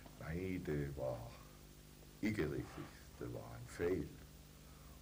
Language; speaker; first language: Danish; non-native, fluent; German